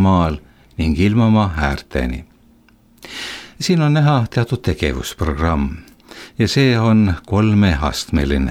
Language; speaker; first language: Estonian; native; Estonian